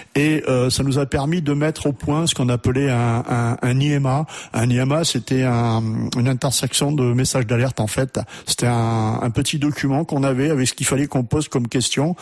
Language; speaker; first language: French; non-native, fluent; German